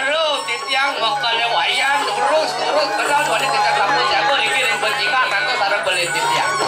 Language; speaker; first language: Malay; non-native, local second language; Balinese